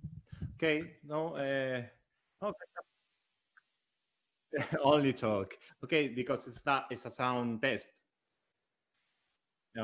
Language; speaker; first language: English; non-native, learner; Spanish